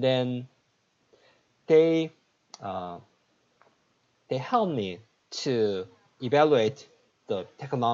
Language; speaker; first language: English; non-native, learner; Korean